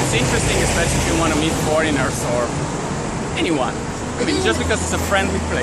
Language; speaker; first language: English; non-native, fluent; Italian